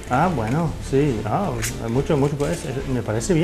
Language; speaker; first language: Spanish; non-native, fluent; English